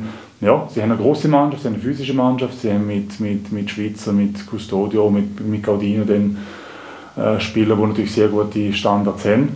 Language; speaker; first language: German; native; German